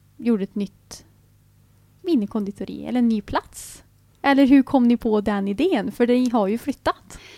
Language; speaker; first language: Swedish; native; Swedish